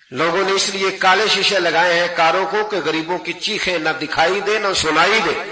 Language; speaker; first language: Urdu; non-native, local second language; Punjabi